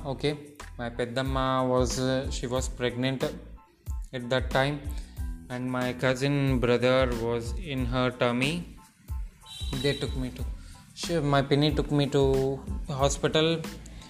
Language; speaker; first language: English; non-native, local second language; Telugu